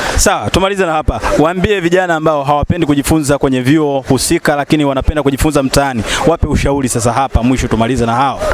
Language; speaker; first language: Swahili; native; Swahili